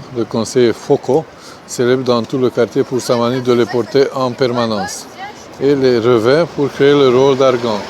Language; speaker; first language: French; non-native, fluent; Hungarian